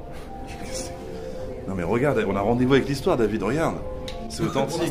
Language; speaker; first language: French; native; French